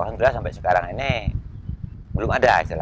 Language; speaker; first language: Indonesian; non-native, local second language; Malay